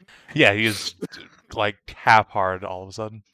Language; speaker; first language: English; native; English